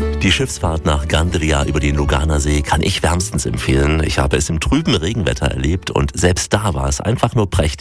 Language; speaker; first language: German; native; German